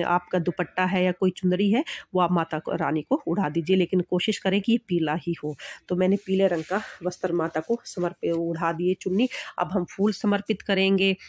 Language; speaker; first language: Hindi; native; Hindi